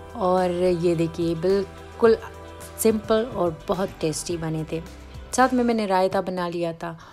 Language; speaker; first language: Urdu; native; Urdu